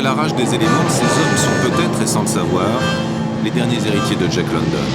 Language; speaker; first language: French; native; French